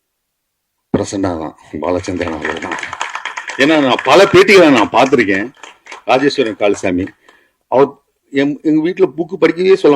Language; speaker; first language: Tamil; native; Tamil